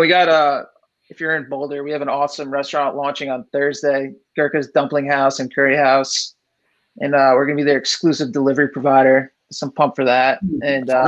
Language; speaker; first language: English; native; English